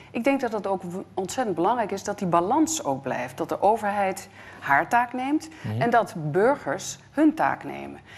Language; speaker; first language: Dutch; non-native, fluent; Italian